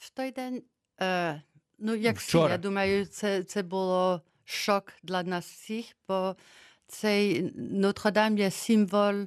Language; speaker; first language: Ukrainian; early bilingual, heritage; Ukrainian